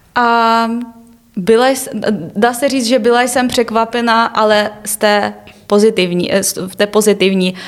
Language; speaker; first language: Czech; non-native, fluent; Ukrainian